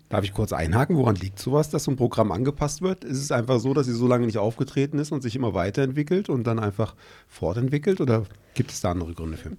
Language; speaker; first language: German; native; German